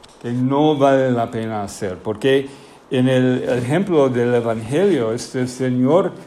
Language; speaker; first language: Spanish; non-native, fluent; English